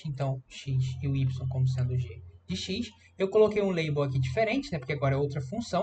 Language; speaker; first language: Portuguese; native; Portuguese